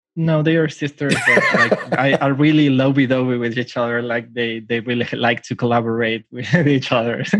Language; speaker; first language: English; non-native, fluent; Spanish